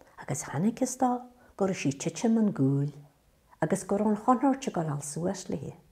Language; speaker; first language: Irish; native; Irish